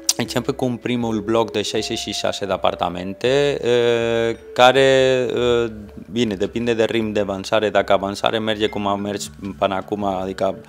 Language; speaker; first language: Romanian; non-native, fluent; Spanish